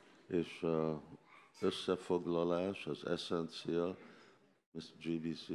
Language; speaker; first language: Hungarian; non-native, learner; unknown